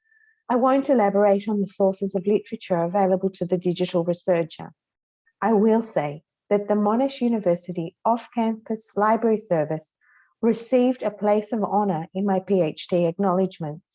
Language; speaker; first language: English; non-native, fluent; Hebrew